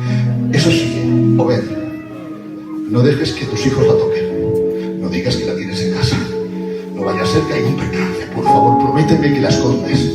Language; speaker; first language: Spanish; native; Spanish